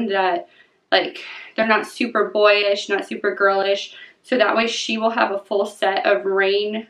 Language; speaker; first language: English; native; English